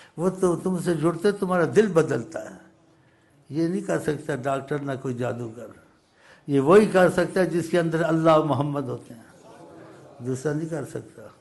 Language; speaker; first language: Urdu; non-native, local second language; Saraiki